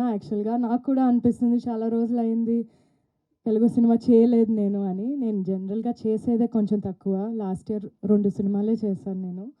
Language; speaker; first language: Telugu; non-native, fluent; Malayalam